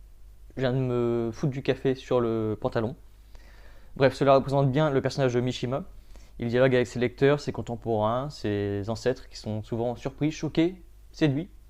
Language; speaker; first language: French; native; French